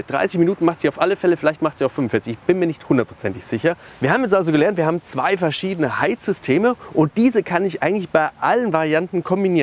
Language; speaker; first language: German; native; German